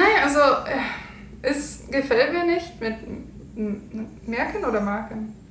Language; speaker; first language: German; non-native, learner; English